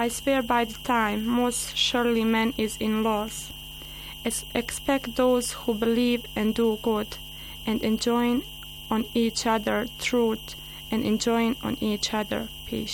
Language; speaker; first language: English; non-native, learner; Bosnian